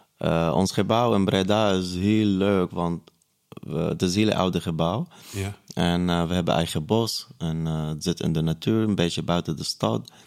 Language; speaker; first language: Dutch; non-native, fluent; Arabic